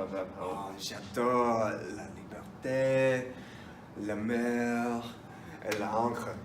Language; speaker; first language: French; non-native, learner; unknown